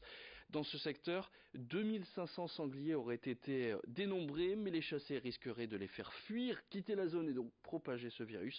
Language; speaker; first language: French; native; French